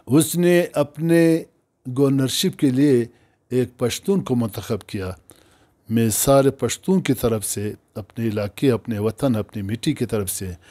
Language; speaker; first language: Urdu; non-native, local second language; Pashto